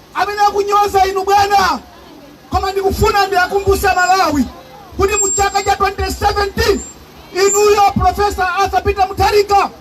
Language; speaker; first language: Nyanja; native; Nyanja